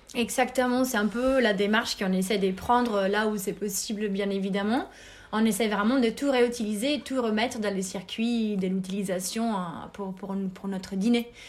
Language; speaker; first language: French; non-native, fluent; Italian